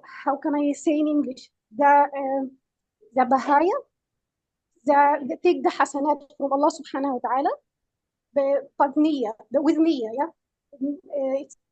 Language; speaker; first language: English; non-native, fluent; Arabic